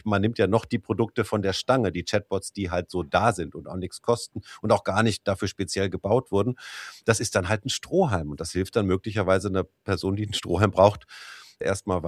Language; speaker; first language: German; native; German